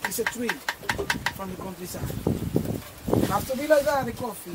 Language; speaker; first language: English; non-native, fluent; Spanish